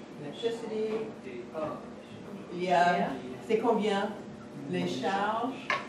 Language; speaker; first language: French; non-native, fluent; English